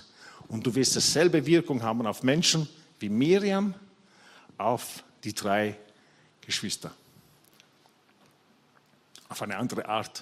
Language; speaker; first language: German; non-native, fluent; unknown